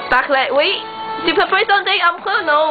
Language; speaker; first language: French; non-native, learner; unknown